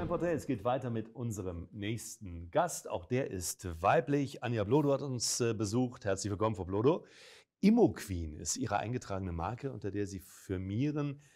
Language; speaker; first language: German; native; German